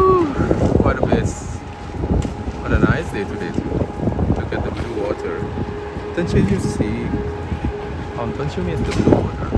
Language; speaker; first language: English; non-native, learner; Indonesian